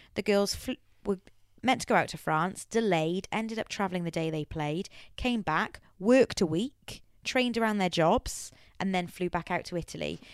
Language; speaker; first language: English; native; English